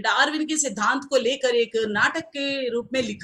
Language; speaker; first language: Hindi; non-native, local second language; Telugu